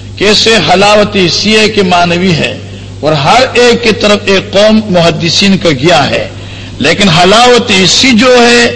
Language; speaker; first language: Urdu; non-native, local second language; Northern Hindko